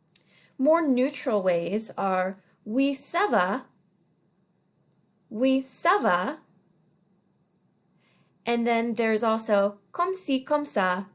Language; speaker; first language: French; non-native, fluent; English